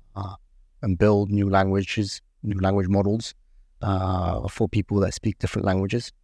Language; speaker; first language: English; native; English